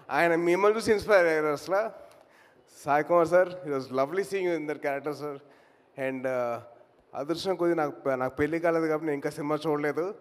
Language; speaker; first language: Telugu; native; Telugu